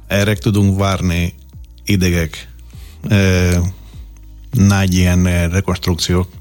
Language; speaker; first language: Hungarian; non-native, learner; Greek